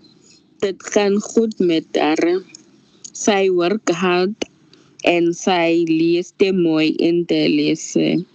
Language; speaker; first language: Dutch; non-native, learner; Afrikaans